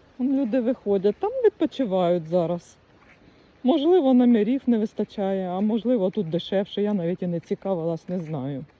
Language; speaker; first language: Ukrainian; native; Ukrainian